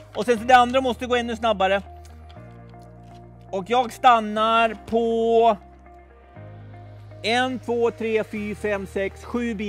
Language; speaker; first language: Swedish; native; Swedish